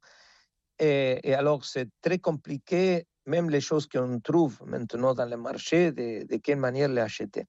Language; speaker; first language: French; non-native, fluent; Spanish